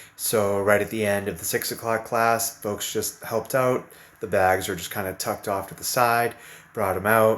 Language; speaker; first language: English; native; English